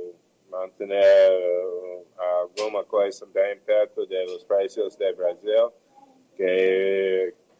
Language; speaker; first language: Portuguese; non-native, fluent; English